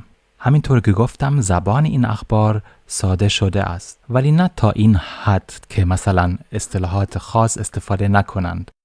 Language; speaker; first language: Persian; non-native, fluent; German